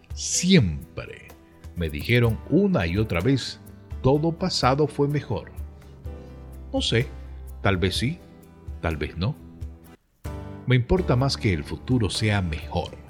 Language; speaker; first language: Spanish; native; Spanish